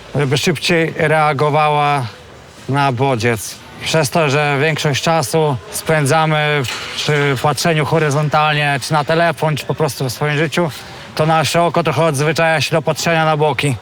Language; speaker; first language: Polish; native; Polish